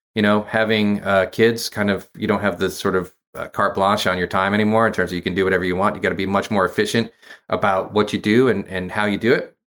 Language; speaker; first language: English; native; English